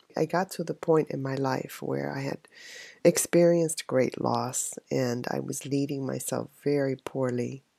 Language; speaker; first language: English; native; English